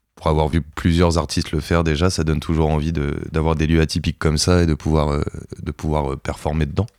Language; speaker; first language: French; native; French